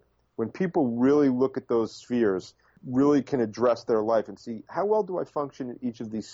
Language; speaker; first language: English; native; English